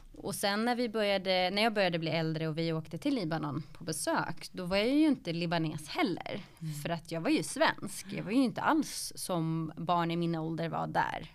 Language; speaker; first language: Swedish; early bilingual, other home language; Arabic